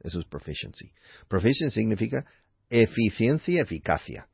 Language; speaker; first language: Spanish; non-native, fluent; English